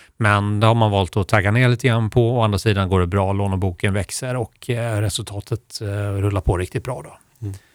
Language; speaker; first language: Swedish; native; Swedish